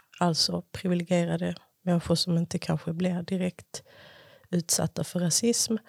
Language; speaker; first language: Swedish; early bilingual, other home language; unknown